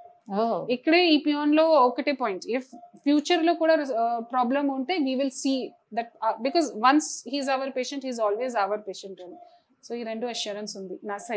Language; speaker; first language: Telugu; non-native, learner; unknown